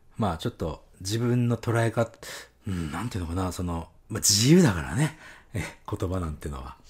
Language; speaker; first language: Japanese; native; Japanese